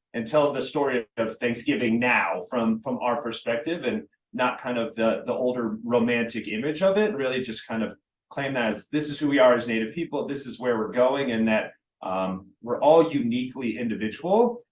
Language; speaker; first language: English; native; English